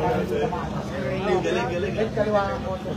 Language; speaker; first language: Filipino; native; Filipino